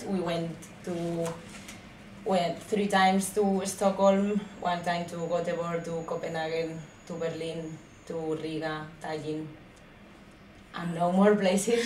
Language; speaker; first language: English; non-native, learner; Spanish